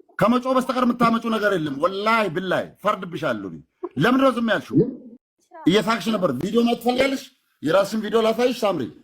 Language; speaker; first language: Amharic; non-native, local second language; Oromo